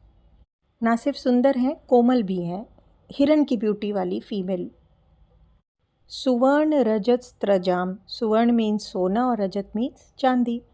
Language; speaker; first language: Hindi; native; Hindi